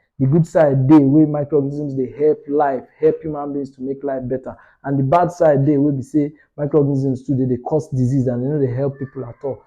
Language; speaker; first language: Nigerian Pidgin; non-native, local second language; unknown